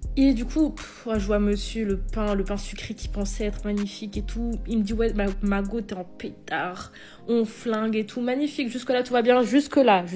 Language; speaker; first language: French; native; French